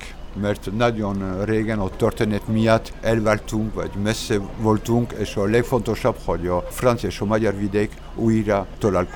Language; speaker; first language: Hungarian; non-native, learner; French